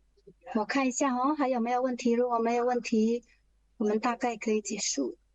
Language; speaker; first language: Chinese; early bilingual, heritage; Chinese